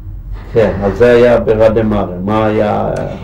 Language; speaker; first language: Hebrew; native; Hebrew